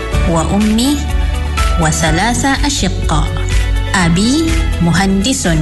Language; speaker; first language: Arabic; non-native, fluent; Malay